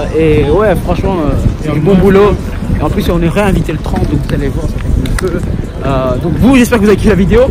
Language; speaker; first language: French; native; French